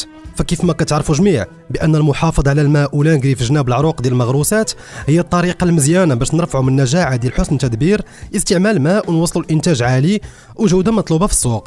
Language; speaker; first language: Arabic; native; Arabic